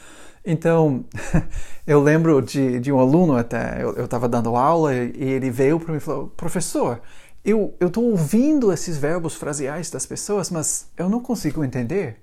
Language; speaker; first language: Portuguese; non-native, fluent; English